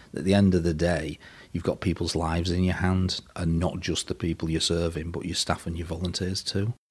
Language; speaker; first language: English; native; English